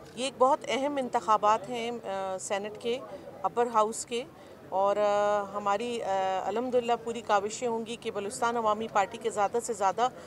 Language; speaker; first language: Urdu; non-native, local second language; Baluchi